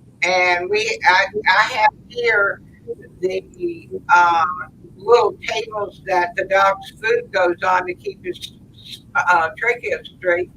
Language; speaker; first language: English; native; English